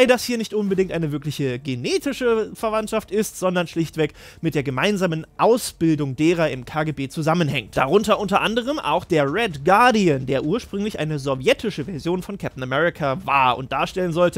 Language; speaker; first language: German; native; German